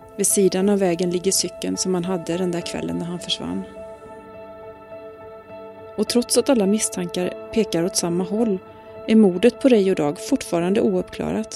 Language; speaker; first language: Swedish; native; Swedish